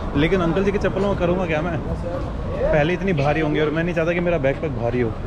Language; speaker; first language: Hindi; native; Hindi